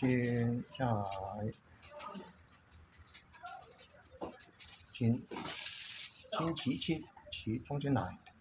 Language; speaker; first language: Chinese; native; Chinese